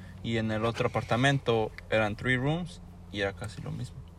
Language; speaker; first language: Spanish; early bilingual, heritage; Spanish